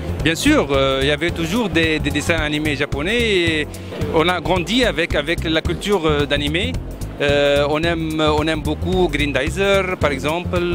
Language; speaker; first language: French; non-native, local second language; Arabic